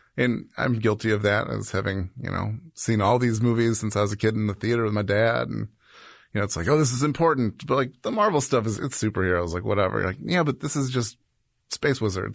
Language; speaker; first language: English; native; English